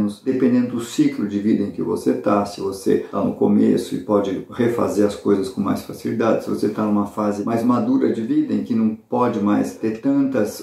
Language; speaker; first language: Portuguese; native; Portuguese